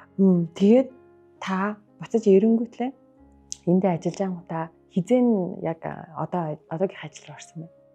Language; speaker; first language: Mongolian; native; Mongolian